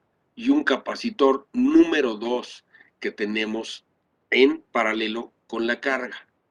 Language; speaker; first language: Spanish; native; Spanish